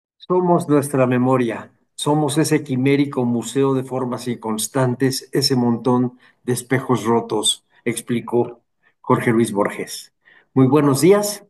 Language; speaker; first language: Spanish; native; Spanish